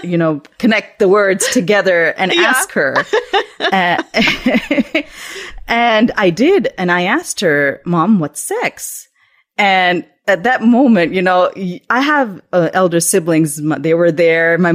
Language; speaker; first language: English; non-native, local second language; Urdu